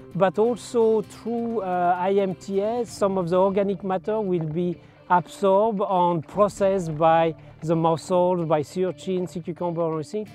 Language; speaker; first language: English; non-native, fluent; French